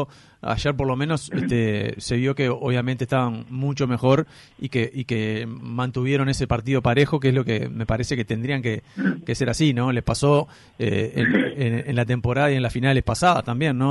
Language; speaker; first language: Spanish; native; Spanish